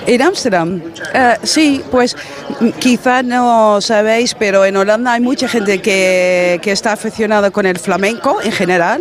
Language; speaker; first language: Spanish; non-native, fluent; Dutch